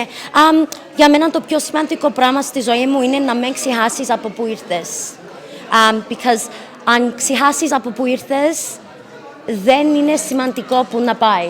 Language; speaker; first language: Greek; early bilingual, heritage; English